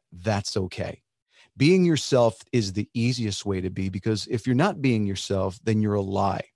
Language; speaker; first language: English; early bilingual, other home language; Spanish